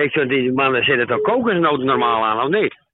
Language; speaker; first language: Dutch; native; Dutch